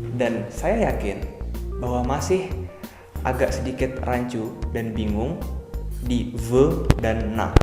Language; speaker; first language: Indonesian; native; Indonesian